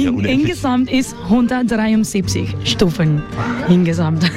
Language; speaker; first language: German; non-native, learner; Spanish